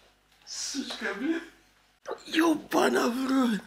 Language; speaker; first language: Russian; non-native, learner; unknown